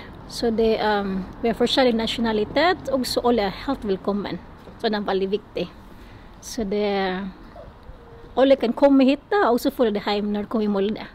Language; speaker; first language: Norwegian; non-native, learner; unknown